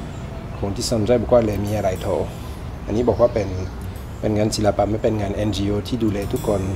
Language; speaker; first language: Thai; non-native, learner; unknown